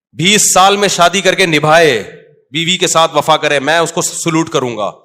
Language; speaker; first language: Urdu; native; Urdu